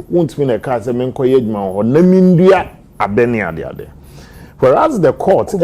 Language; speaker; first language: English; non-native, local second language; Akan